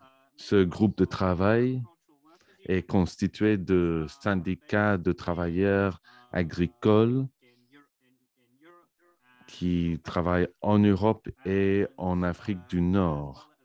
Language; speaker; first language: French; non-native, fluent; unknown